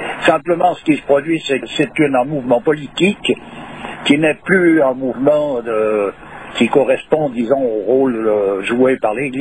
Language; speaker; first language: French; native; French